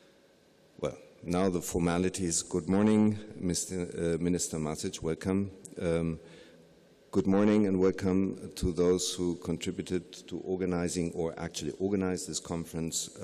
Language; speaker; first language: English; non-native, fluent; German